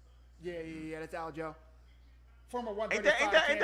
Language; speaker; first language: English; native; English